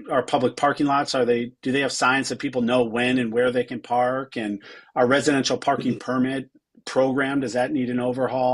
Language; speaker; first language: English; native; English